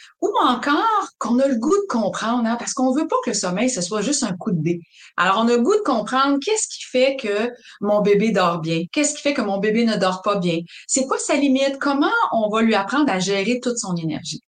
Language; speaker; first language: French; native; French